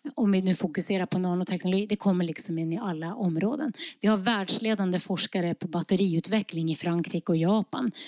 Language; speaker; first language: Swedish; early bilingual, other home language; Norwegian